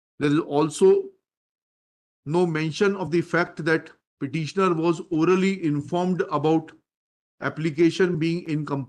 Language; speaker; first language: English; non-native, local second language; Hindi